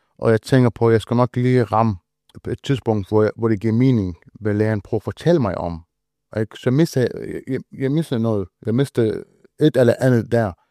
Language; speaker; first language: Danish; non-native, fluent; Arabic